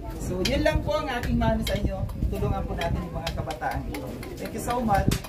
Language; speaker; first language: Filipino; non-native, local second language; Waray